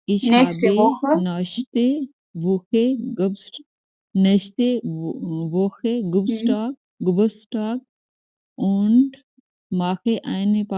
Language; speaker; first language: German; non-native, learner; Urdu